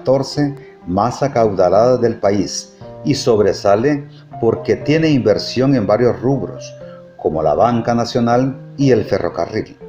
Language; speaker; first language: Spanish; native; Spanish